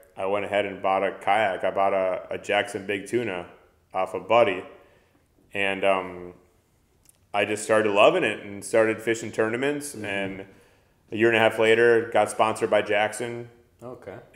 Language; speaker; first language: English; native; English